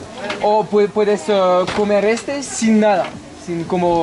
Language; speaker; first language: Spanish; non-native, learner; French